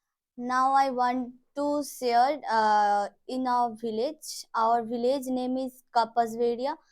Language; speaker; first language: English; non-native, local second language; Bangla